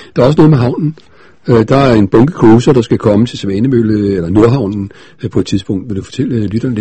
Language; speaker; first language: Danish; native; Danish